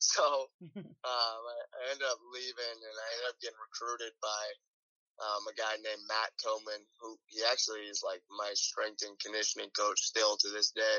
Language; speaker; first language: English; native; English